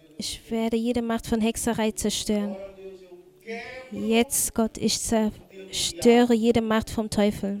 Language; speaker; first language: German; non-native, fluent; Portuguese